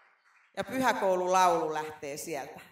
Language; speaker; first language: Finnish; native; Finnish